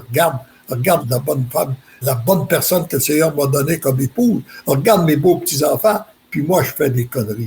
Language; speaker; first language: French; native; French